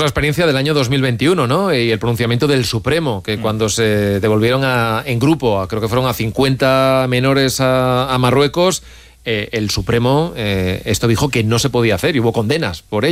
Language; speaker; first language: Spanish; native; Spanish